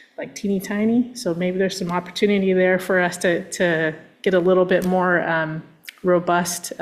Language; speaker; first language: English; native; English